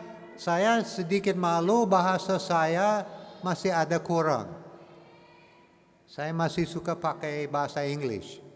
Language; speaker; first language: Indonesian; non-native, learner; English